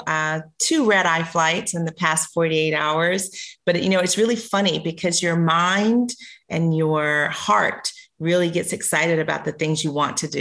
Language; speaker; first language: English; native; English